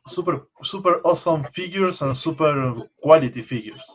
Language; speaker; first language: English; non-native, fluent; Spanish